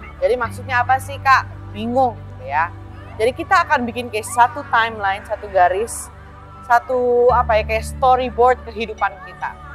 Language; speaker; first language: Indonesian; early bilingual, heritage; Indonesian